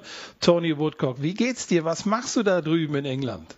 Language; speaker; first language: German; native; German